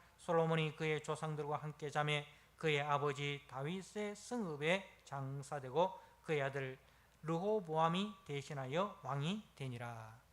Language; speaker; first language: Korean; native; Korean